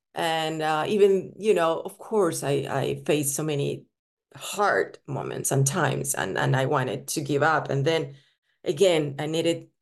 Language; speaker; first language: English; non-native, fluent; Spanish